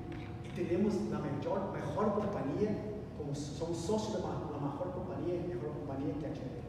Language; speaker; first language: Spanish; non-native, learner; Portuguese